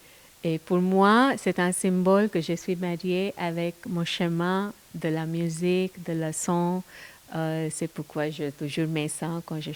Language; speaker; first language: French; non-native, learner; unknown